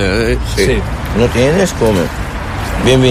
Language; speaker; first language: Spanish; non-native, learner; Arabic